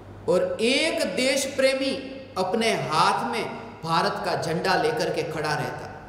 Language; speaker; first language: Hindi; non-native, local second language; Gujarati